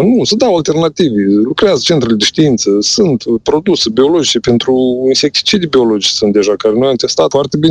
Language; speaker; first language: Romanian; native; Romanian